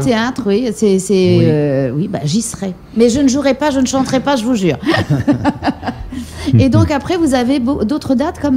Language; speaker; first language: French; native; French